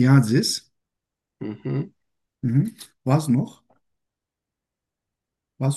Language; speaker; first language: German; non-native, learner; Turkish